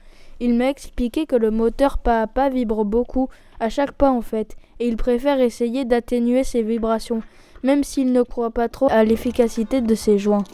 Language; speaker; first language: French; native; French